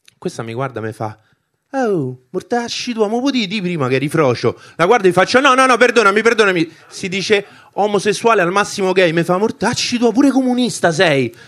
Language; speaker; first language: Italian; early bilingual, other home language; Albanian